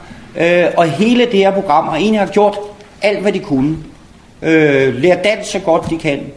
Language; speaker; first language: Danish; native; Danish